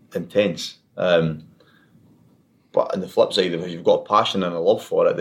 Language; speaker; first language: English; native; English